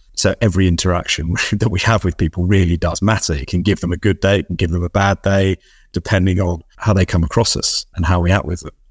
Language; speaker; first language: English; native; English